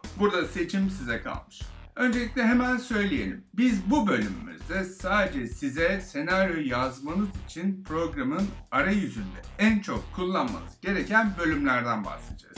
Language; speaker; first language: Turkish; native; Turkish